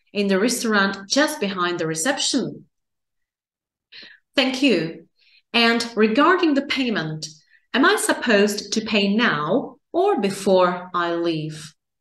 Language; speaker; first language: English; non-native, fluent; Czech